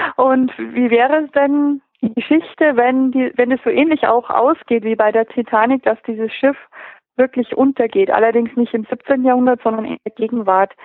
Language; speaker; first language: German; native; German